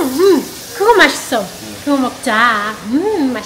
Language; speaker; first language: Korean; non-native, learner; German